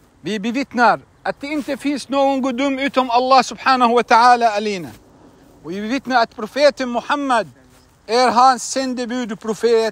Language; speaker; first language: Swedish; non-native, fluent; Arabic